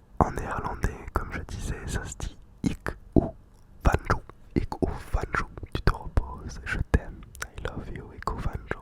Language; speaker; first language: French; native; French